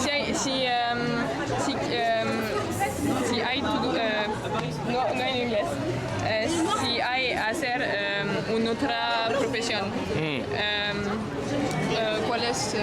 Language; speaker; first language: Spanish; non-native, learner; French